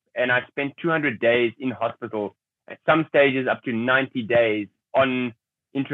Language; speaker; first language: English; native; English